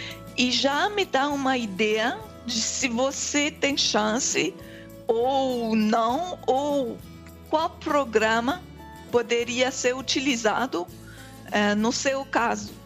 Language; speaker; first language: Portuguese; non-native, fluent; French